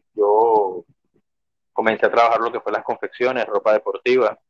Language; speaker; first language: Spanish; native; Spanish